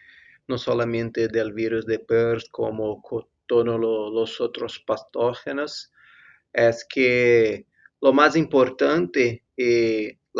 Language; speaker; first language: Spanish; non-native, fluent; Portuguese